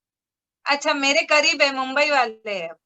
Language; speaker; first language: Hindi; native; Hindi